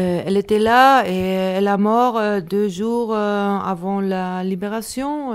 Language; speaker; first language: French; non-native, learner; Spanish